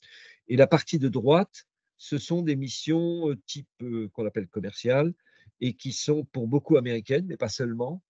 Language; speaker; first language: French; native; French